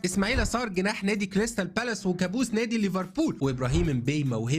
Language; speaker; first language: Arabic; native; Arabic